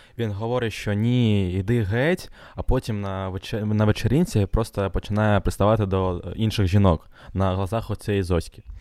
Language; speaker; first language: Ukrainian; non-native, local second language; Russian